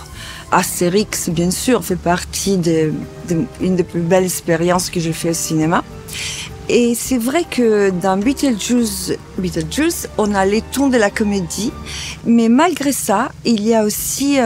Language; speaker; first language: French; non-native, fluent; Italian